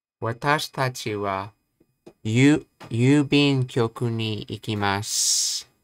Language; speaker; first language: Japanese; non-native, learner; English